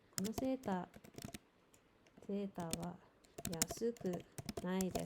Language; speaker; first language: Japanese; non-native, learner; English